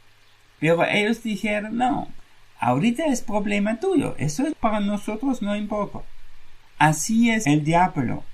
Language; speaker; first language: Spanish; non-native, fluent; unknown